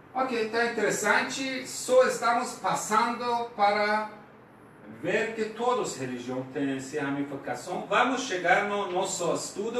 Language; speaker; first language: Portuguese; non-native, fluent; Persian